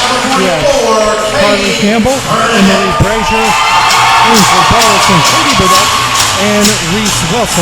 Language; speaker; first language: English; native; English